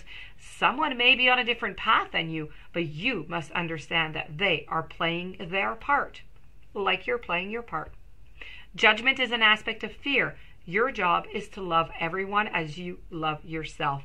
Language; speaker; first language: English; non-native, local second language; French